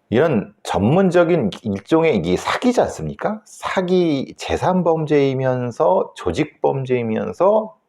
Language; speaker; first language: Korean; native; Korean